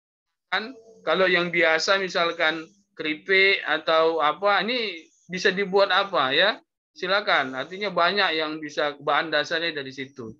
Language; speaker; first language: Indonesian; native; Indonesian